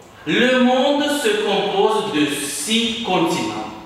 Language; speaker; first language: French; non-native, fluent; Uzbek